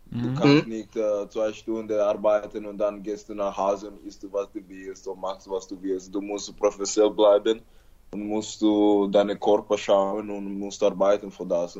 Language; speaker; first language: German; non-native, learner; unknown